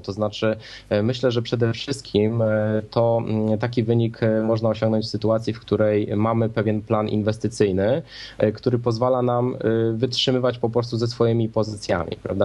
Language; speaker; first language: Polish; native; Polish